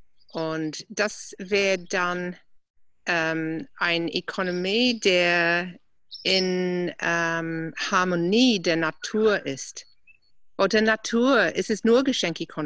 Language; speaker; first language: German; non-native, fluent; English